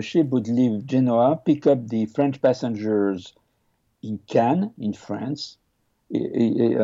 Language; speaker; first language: English; non-native, fluent; French